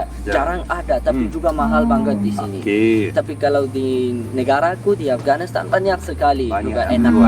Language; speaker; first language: Indonesian; non-native, learner; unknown